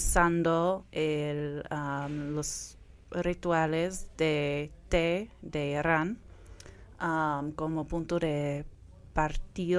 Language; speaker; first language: Spanish; non-native, fluent; English